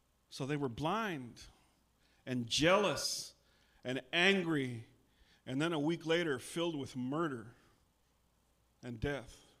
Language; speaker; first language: English; native; English